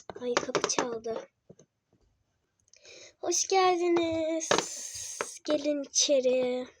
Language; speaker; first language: Turkish; native; Turkish